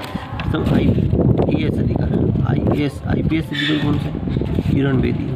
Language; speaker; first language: Hindi; native; Hindi